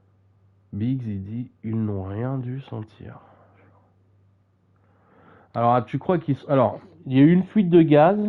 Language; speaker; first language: French; native; French